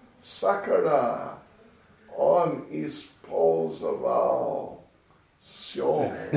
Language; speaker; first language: Russian; non-native, learner; English